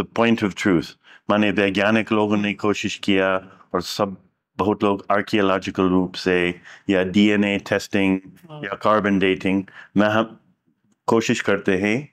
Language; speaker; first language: Hindi; non-native, fluent; English